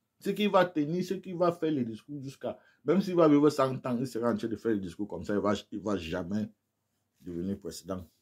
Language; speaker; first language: French; non-native, local second language; English